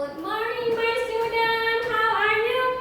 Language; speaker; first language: English; non-native, learner; Indonesian